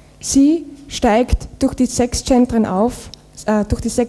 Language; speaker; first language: German; native; German